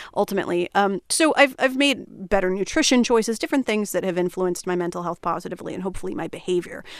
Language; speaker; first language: English; native; English